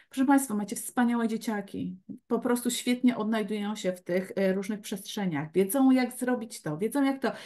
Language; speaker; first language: Polish; native; Polish